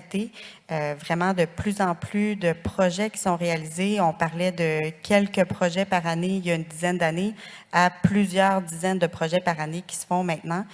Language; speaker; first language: French; native; French